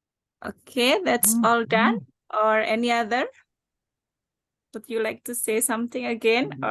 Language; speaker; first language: English; non-native, learner; Indonesian